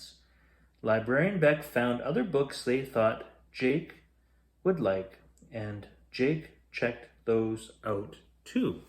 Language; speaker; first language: English; native; English